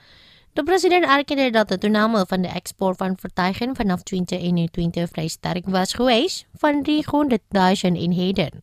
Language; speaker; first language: Dutch; non-native, fluent; Indonesian